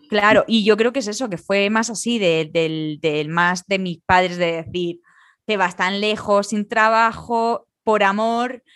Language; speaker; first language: Spanish; native; Spanish